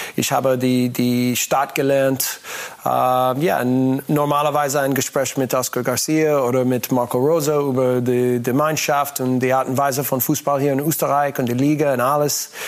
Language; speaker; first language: German; non-native, learner; English